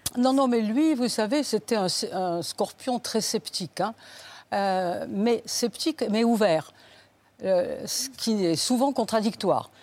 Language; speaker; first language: French; native; French